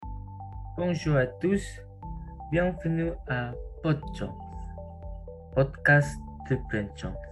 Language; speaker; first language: French; non-native, learner; Indonesian